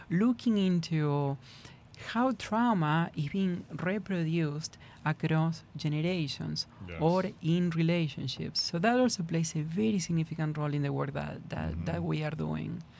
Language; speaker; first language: English; non-native, fluent; Spanish